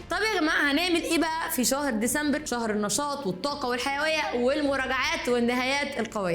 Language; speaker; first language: Arabic; native; Arabic